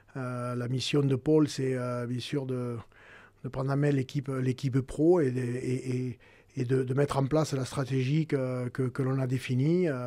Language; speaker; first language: French; native; French